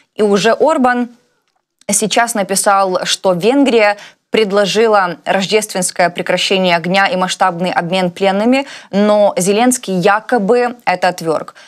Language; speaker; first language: Russian; non-native, local second language; Ukrainian